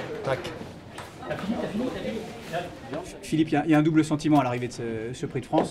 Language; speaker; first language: French; native; French